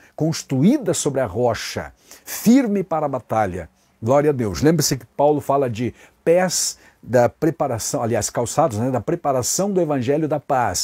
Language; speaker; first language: Portuguese; native; Portuguese